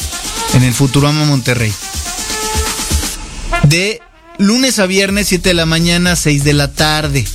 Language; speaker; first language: Spanish; native; Spanish